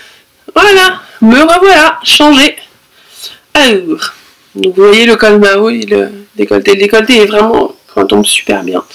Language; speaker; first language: French; native; French